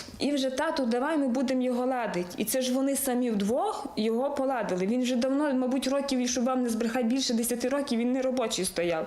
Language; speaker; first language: Ukrainian; native; Ukrainian